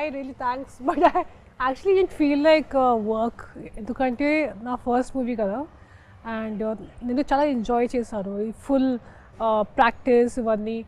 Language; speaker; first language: Telugu; non-native, fluent; Hindi